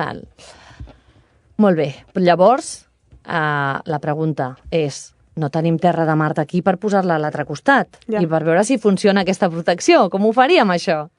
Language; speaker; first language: Catalan; native; Catalan